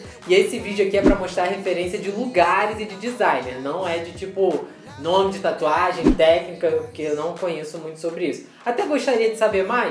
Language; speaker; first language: Portuguese; native; Portuguese